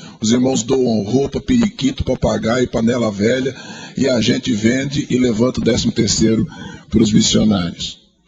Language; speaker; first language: Portuguese; native; Portuguese